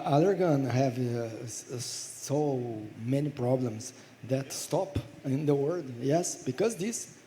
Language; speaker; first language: English; non-native, fluent; Portuguese